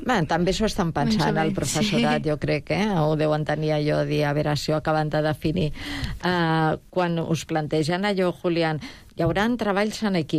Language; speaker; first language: Catalan; native; Catalan